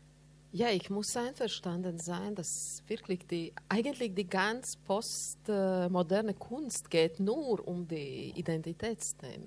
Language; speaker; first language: German; non-native, learner; Latvian